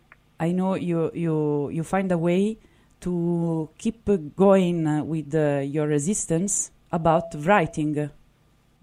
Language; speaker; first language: English; non-native, fluent; Italian